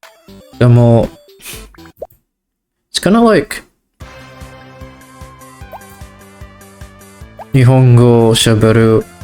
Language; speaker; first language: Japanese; non-native, learner; English